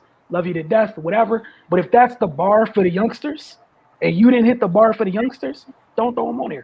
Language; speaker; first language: English; native; English